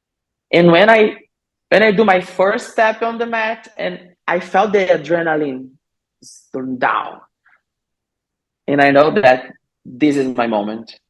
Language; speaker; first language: English; non-native, learner; Portuguese